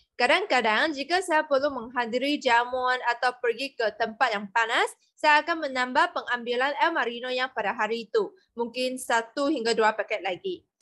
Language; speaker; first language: Malay; non-native, local second language; Chinese